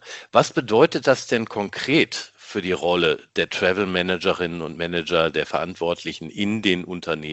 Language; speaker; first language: German; native; German